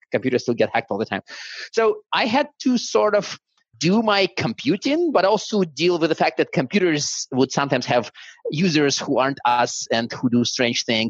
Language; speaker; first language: English; non-native, fluent; Russian